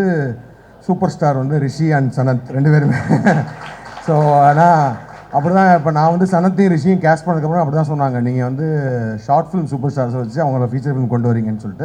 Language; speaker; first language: Tamil; native; Tamil